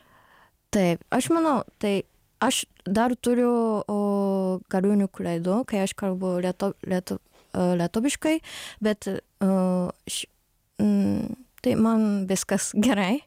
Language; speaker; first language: Lithuanian; non-native, learner; Japanese